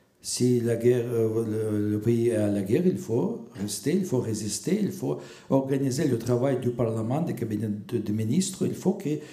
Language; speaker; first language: French; non-native, fluent; Russian